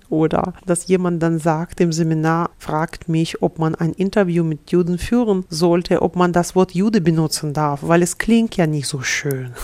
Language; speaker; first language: German; non-native, fluent; Russian